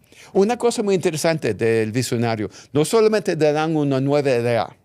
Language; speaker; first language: Spanish; early bilingual, heritage; English